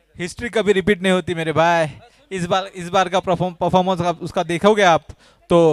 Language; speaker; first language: Hindi; non-native, local second language; Marathi